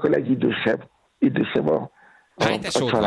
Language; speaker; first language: Hungarian; non-native, learner; Yoruba